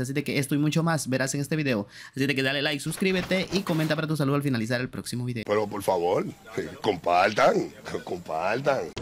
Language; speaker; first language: Spanish; native; Spanish